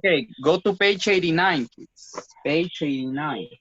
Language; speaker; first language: English; non-native, fluent; Spanish